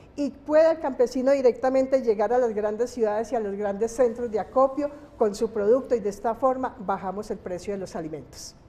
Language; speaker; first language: Spanish; native; Spanish